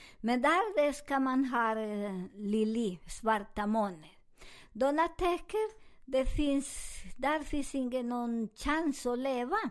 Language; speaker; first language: Swedish; non-native, learner; Spanish